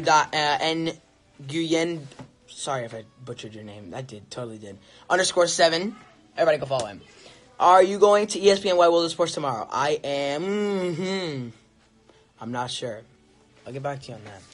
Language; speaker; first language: English; early bilingual, other home language; Spanish